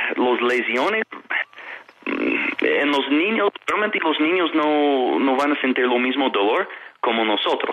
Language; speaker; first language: Spanish; non-native, fluent; English